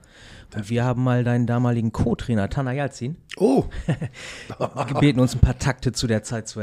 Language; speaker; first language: German; native; German